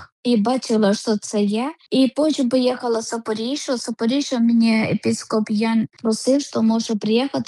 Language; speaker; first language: Ukrainian; non-native, learner; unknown